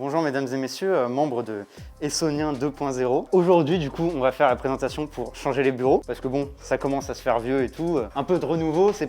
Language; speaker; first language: French; native; French